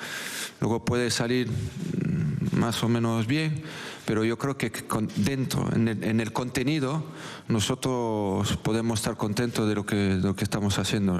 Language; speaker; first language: Spanish; non-native, local second language; French